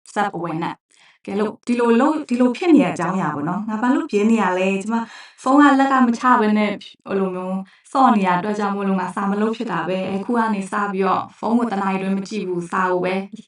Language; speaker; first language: Burmese; non-native, local second language; Shan